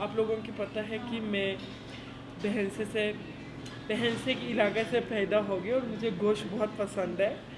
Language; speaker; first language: Hindi; non-native, fluent; Turkish